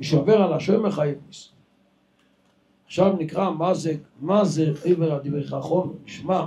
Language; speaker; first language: Hebrew; non-native, local second language; Yiddish